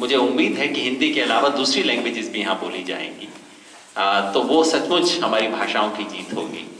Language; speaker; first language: Hindi; native; Hindi